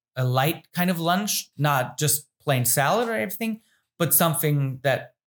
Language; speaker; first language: English; non-native, fluent; German